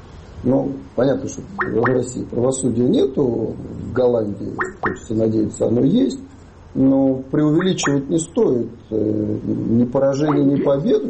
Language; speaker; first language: Russian; native; Russian